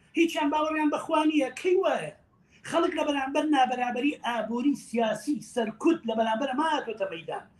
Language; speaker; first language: Central Kurdish; native; Central Kurdish